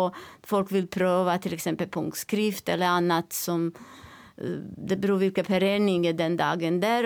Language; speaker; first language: Swedish; non-native, learner; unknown